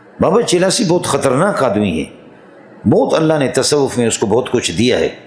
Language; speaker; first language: Urdu; non-native, local second language; Brahui